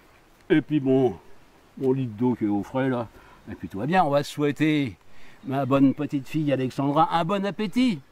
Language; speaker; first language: French; native; French